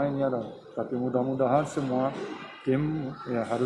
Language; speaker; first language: Indonesian; non-native, fluent; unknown